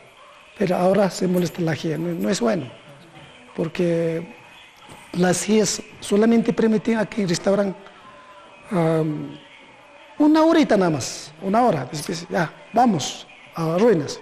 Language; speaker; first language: Spanish; non-native, local second language; Quechua